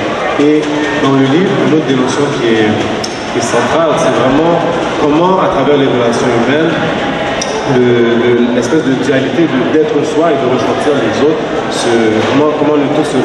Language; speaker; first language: French; native; French